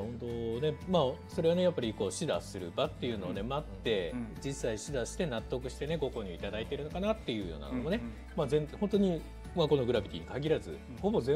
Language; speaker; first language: Japanese; native; Japanese